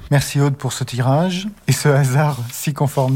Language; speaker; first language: French; native; French